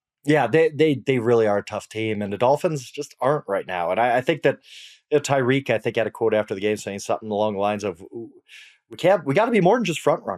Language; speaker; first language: English; native; English